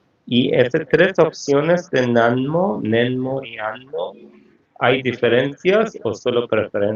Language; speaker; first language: Spanish; non-native, fluent; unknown